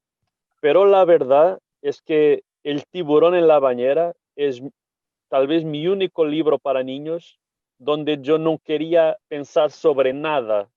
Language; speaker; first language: Spanish; non-native, fluent; Portuguese